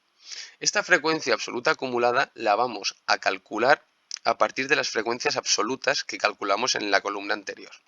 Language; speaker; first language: Spanish; native; Spanish